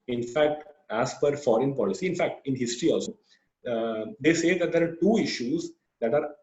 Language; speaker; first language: English; non-native, local second language; Malayalam